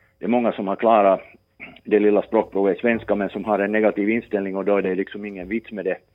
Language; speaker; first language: Swedish; native; Swedish